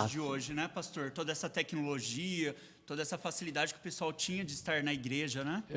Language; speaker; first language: Portuguese; native; Portuguese